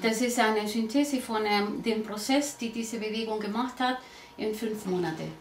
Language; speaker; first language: German; non-native, learner; Spanish